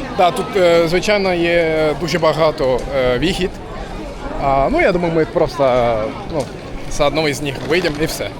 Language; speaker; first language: Ukrainian; non-native, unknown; Turkish